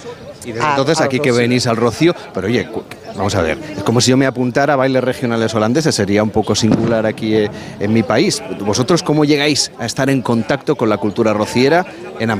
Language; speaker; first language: Spanish; native; Spanish